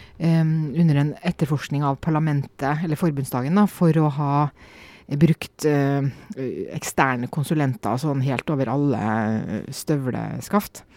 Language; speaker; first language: Norwegian; native; Norwegian